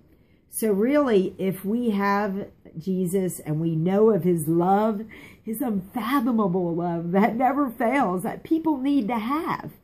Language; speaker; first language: English; native; English